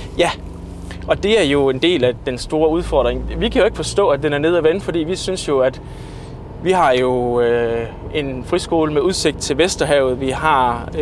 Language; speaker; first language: Danish; native; Danish